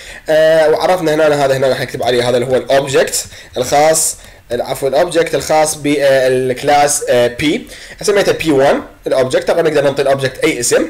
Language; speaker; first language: Arabic; native; Arabic